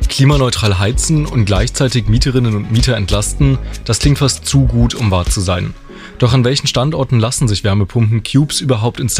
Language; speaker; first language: German; native; German